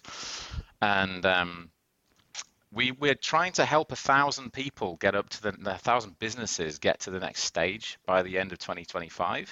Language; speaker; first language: English; native; English